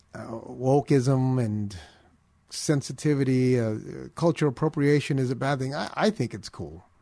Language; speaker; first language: English; early bilingual, other home language; Filipino